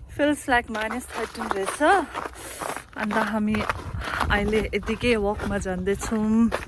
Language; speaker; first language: Nepali; non-native, local second language; Tibetan